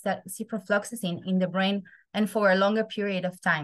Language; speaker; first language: English; non-native, fluent; Hebrew